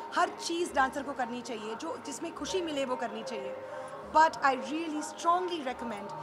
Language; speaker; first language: Hindi; native; Hindi